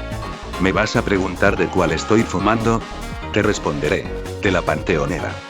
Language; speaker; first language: Spanish; native; Spanish